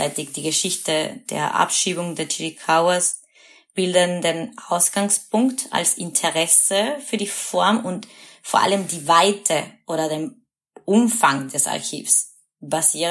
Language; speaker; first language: German; non-native, fluent; Spanish